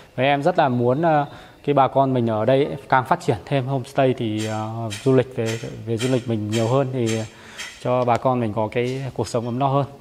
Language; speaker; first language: Vietnamese; native; Vietnamese